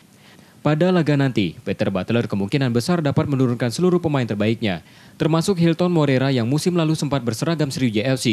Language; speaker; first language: Indonesian; native; Indonesian